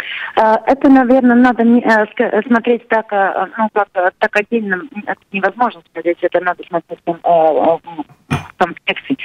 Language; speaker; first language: Russian; non-native, local second language; Latvian